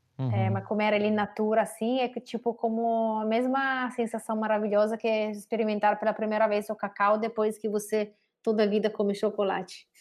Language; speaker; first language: Portuguese; non-native, fluent; Italian